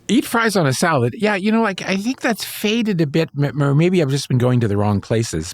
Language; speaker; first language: English; native; English